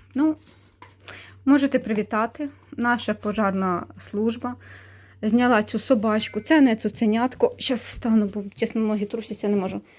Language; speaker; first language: Ukrainian; non-native, local second language; Russian